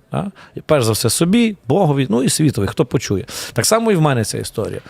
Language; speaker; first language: Ukrainian; native; Ukrainian